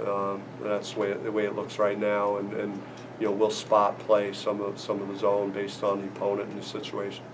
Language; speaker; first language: English; native; English